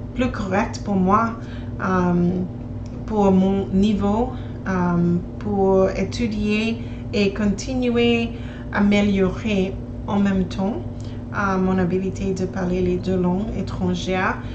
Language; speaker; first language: French; non-native, learner; English